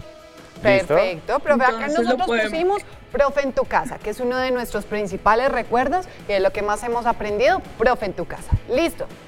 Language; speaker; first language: Spanish; native; Spanish